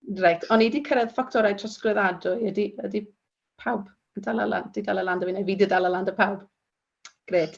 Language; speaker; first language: Welsh; native; Welsh